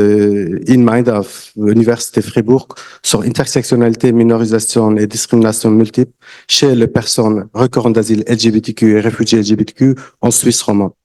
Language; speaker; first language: French; non-native, learner; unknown